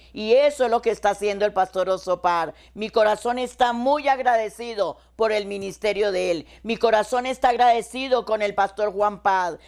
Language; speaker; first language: Spanish; native; Spanish